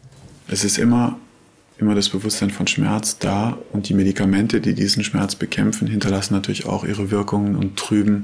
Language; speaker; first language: German; native; German